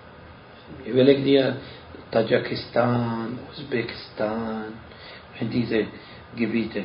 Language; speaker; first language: German; non-native, fluent; Arabic